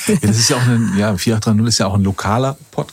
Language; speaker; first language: German; native; German